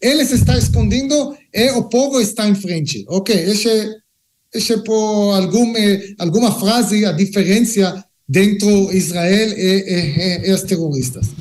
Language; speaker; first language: Portuguese; non-native, learner; Hebrew